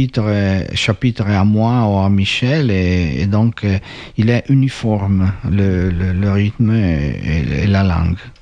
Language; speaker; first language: French; non-native, learner; Italian